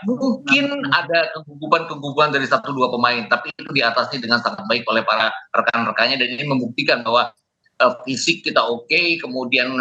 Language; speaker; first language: Indonesian; native; Indonesian